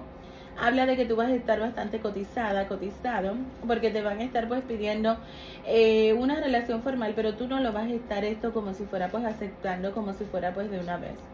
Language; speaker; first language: Spanish; native; Spanish